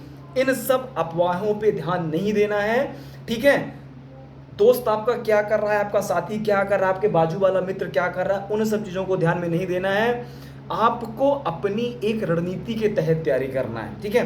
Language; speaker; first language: Hindi; native; Hindi